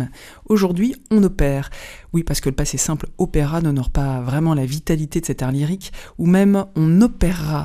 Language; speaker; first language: French; native; French